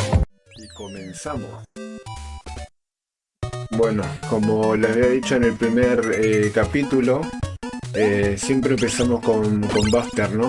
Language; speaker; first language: Spanish; native; Spanish